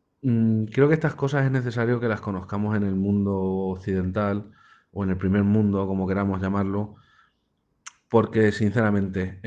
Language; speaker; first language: Spanish; native; Spanish